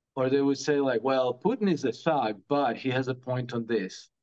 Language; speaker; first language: English; non-native, fluent; Croatian